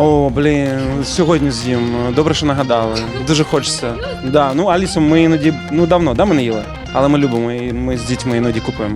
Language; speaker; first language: Ukrainian; native; Ukrainian